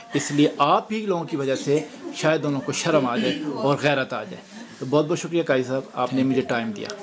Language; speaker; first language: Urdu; non-native, local second language; Punjabi